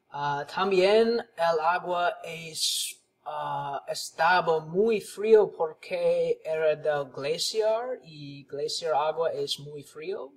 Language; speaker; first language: Spanish; non-native, learner; English